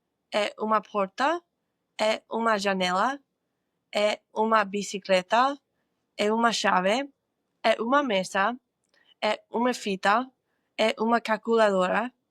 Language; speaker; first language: Portuguese; non-native, learner; English